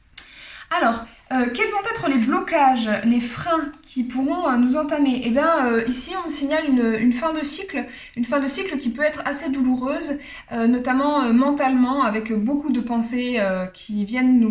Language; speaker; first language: French; native; French